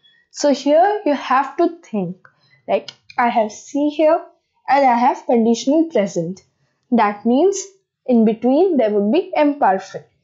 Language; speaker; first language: English; non-native, local second language; Hindi